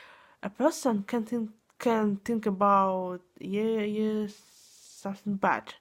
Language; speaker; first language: English; non-native, learner; Russian